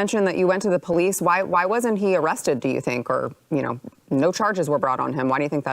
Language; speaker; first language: English; native; English